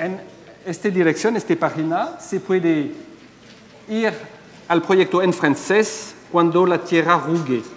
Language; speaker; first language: Spanish; non-native, fluent; French